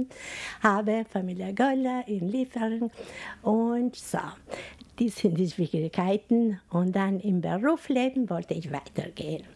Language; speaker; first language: German; non-native, fluent; Albanian